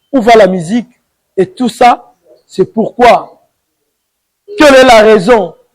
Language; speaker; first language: French; non-native, local second language; Lingala